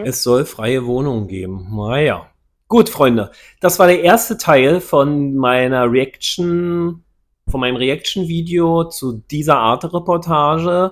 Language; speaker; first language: German; native; German